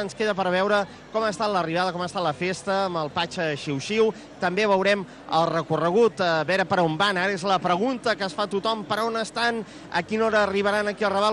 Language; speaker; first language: Catalan; native; Catalan